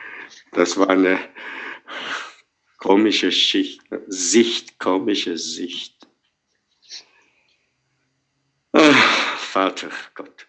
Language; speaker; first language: German; non-native, fluent; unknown